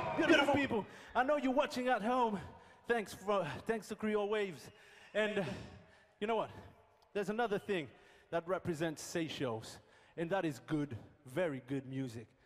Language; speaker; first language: English; non-native, fluent; Seselwa Creole French